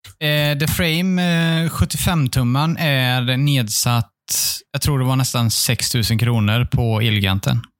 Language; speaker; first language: Swedish; native; Swedish